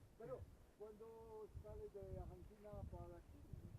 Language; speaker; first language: Spanish; non-native, learner; French